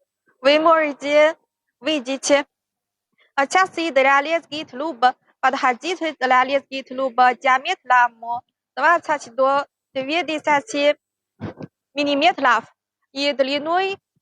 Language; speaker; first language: Russian; non-native, learner; Chinese